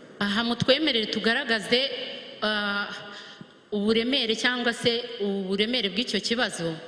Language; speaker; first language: Kinyarwanda; native; Kinyarwanda